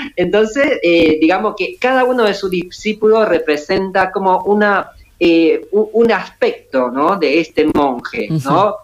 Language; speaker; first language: Spanish; early bilingual, other home language; Chinese